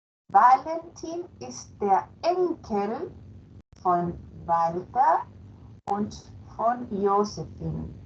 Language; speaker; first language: German; non-native, fluent; Spanish